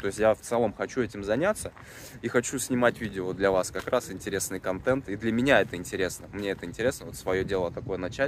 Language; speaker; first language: Russian; native; Russian